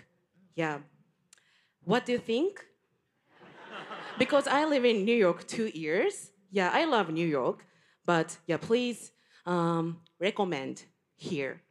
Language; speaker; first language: English; non-native, learner; Japanese